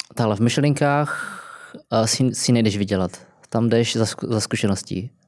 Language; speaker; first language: Czech; native; Czech